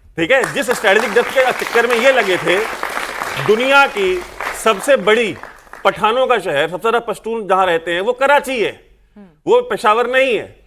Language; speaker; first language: Hindi; native; Hindi